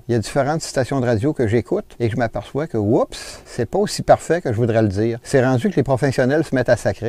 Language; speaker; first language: French; native; French